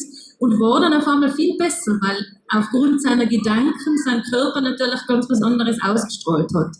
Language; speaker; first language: German; native; German